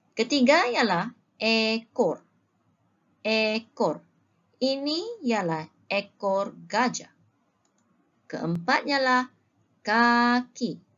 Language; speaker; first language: Malay; non-native, local second language; Chinese